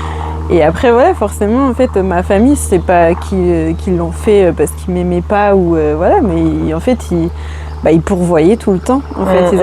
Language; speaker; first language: French; native; French